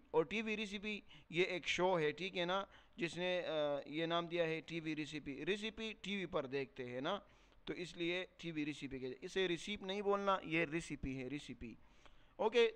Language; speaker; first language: Urdu; non-native, local second language; Pashto